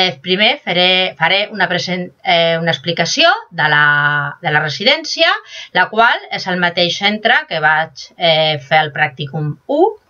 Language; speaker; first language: Catalan; non-native, local second language; Spanish